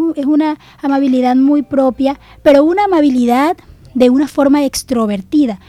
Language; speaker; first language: Spanish; native; Spanish